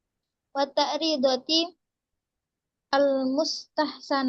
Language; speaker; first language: Arabic; non-native, learner; Indonesian